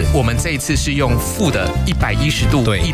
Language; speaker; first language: Chinese; native; Chinese